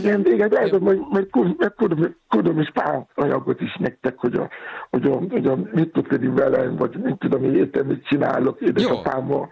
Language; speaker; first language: Hungarian; non-native, learner; Yoruba